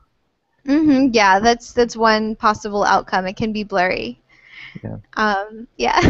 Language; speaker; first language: English; native; English